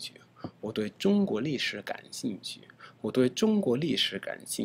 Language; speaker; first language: Chinese; non-native, fluent; English